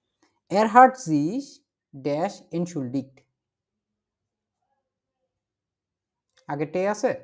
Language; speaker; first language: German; non-native, fluent; Bangla